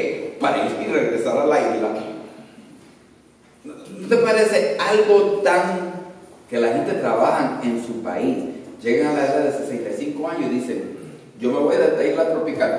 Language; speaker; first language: Spanish; early bilingual, other home language; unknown